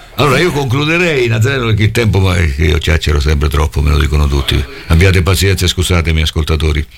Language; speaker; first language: Italian; native; Italian